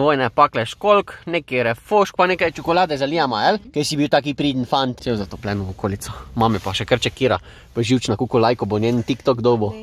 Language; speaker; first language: Slovenian; native; Slovenian